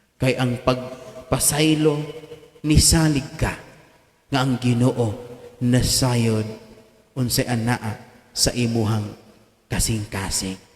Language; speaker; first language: Cebuano; native; Cebuano